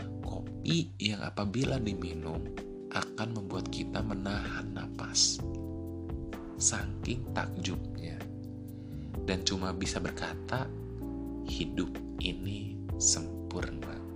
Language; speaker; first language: Indonesian; native; Indonesian